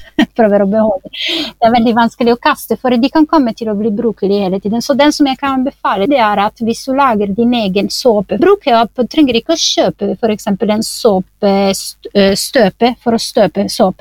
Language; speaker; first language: Norwegian; non-native, fluent; Italian